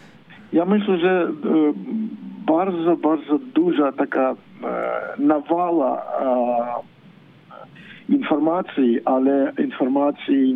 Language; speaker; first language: Polish; non-native, learner; Ukrainian